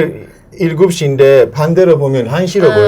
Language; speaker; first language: Korean; non-native, learner; Persian